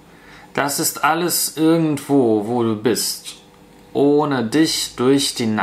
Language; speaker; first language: German; non-native, fluent; Russian